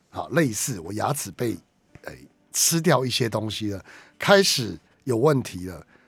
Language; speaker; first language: Chinese; native; Chinese